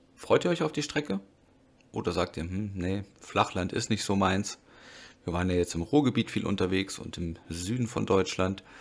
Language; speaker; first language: German; native; German